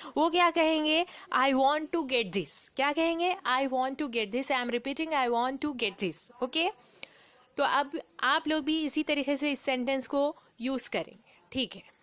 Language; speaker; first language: Hindi; native; Hindi